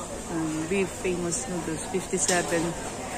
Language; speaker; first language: English; non-native, local second language; Filipino